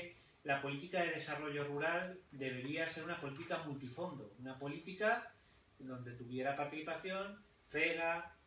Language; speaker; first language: Spanish; native; Spanish